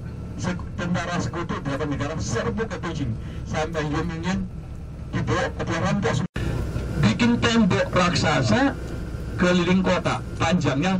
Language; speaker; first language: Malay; non-native, fluent; Chinese